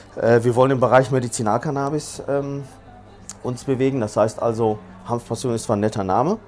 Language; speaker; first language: German; early bilingual, other home language; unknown